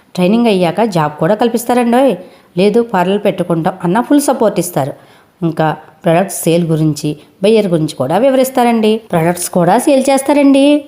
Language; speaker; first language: Telugu; native; Telugu